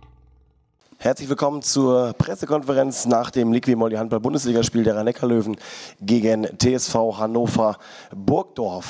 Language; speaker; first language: German; native; German